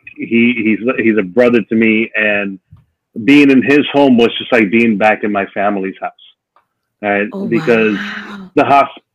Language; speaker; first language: English; native; English